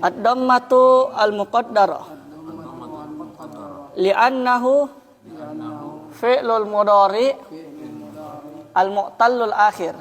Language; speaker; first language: Arabic; non-native, fluent; Indonesian